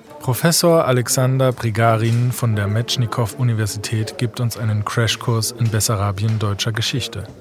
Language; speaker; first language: German; native; German